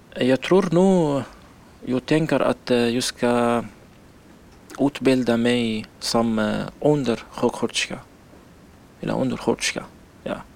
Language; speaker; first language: Swedish; non-native, learner; Arabic